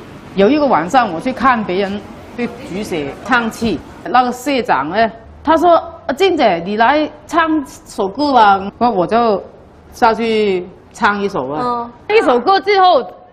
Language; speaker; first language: Chinese; non-native, local second language; Cantonese